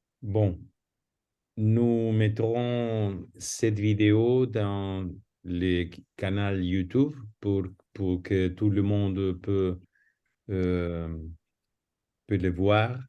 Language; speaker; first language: French; non-native, fluent; Spanish